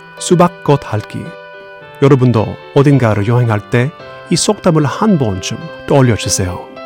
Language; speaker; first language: Korean; non-native, fluent; English